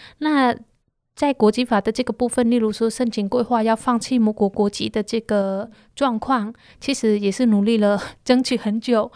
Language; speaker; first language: Chinese; non-native, fluent; Khmer